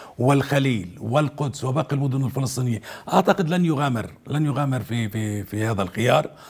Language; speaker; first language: Arabic; native; Arabic